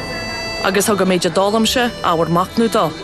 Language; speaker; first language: Irish; native; Irish